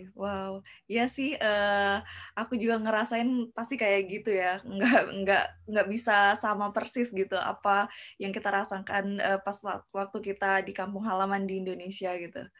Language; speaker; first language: Indonesian; native; Indonesian